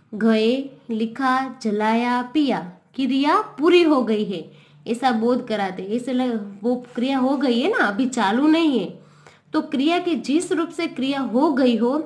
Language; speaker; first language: Hindi; non-native, local second language; Gujarati